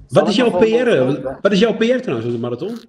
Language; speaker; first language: Dutch; native; Dutch